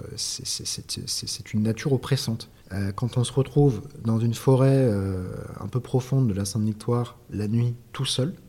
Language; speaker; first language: French; native; French